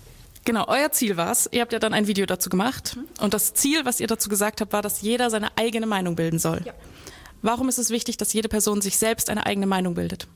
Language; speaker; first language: German; native; German